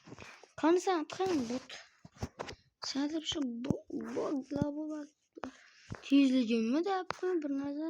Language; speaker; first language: Turkish; non-native, learner; Uzbek